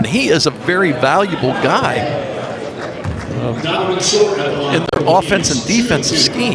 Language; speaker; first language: English; native; English